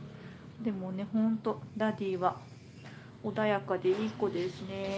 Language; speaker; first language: Japanese; native; Japanese